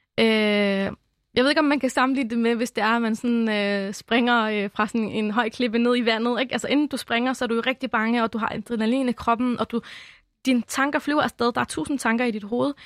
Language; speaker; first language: Danish; early bilingual, other home language; Arabic